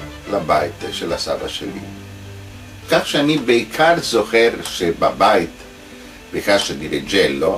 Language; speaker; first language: Hebrew; non-native, fluent; Italian